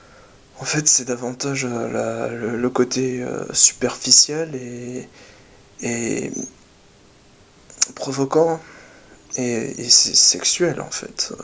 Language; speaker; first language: French; native; French